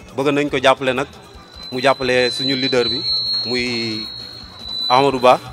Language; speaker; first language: Wolof; non-native, local second language; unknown